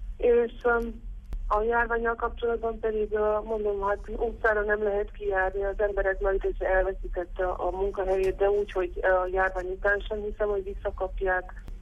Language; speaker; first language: Hungarian; native; Hungarian